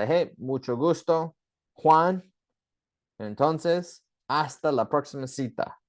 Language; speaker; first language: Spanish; early bilingual, heritage; English